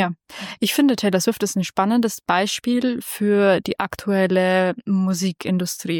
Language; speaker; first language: German; native; German